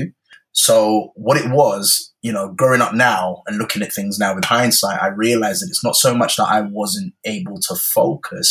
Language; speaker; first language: English; native; English